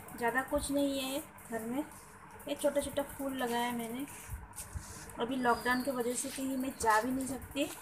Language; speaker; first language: Hindi; non-native, local second language; Assamese